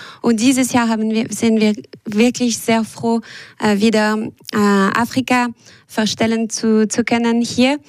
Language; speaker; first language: German; non-native, local second language; French